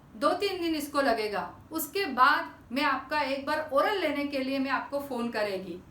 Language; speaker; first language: Hindi; non-native, local second language; Marathi